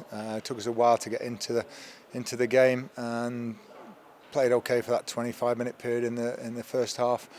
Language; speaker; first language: English; native; English